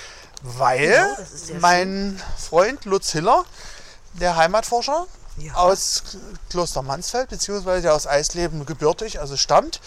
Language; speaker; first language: German; native; German